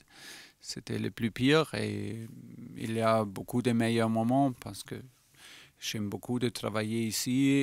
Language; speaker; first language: French; non-native, fluent; German